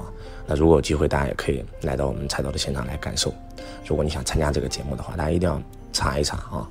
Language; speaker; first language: Chinese; native; Chinese